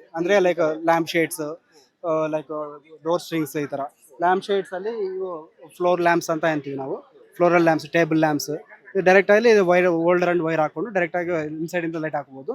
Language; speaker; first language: Kannada; non-native, local second language; Telugu